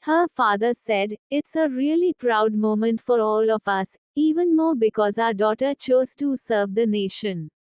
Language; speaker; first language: English; non-native, local second language; Hindi